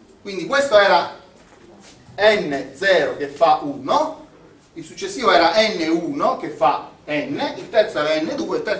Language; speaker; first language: Italian; native; Italian